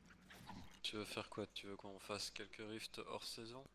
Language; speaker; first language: French; native; French